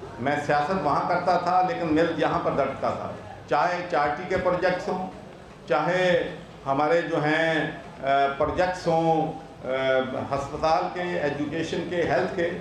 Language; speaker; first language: Urdu; non-native, local second language; Punjabi